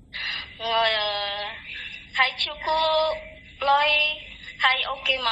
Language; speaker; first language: Cantonese; non-native, learner; Indonesian